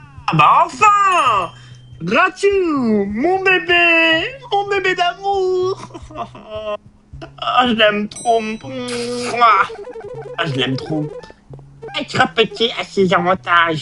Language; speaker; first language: French; native; French